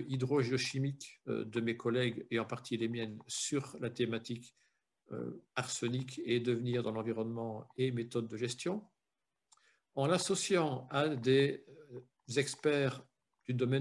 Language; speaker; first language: French; native; French